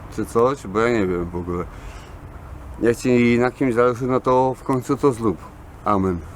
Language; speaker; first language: Polish; native; Polish